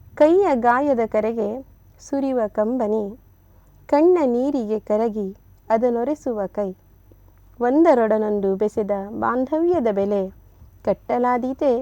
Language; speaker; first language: Kannada; native; Kannada